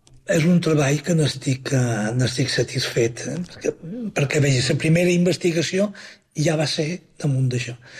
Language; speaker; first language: Catalan; native; Catalan